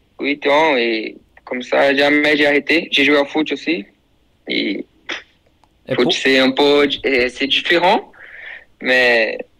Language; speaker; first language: French; non-native, learner; Portuguese